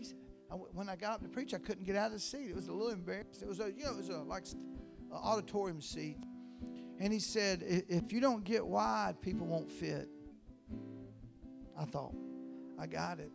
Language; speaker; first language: English; native; English